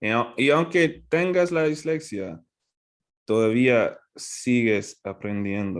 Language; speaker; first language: Spanish; non-native, fluent; English